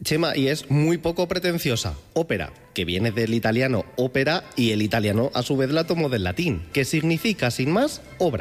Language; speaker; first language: Spanish; native; Spanish